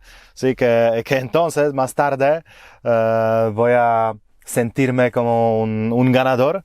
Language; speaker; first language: Spanish; non-native, fluent; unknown